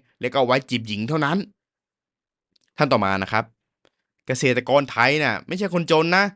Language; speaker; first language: Thai; native; Thai